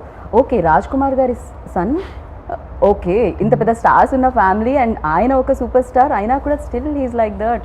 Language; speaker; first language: Telugu; native; Telugu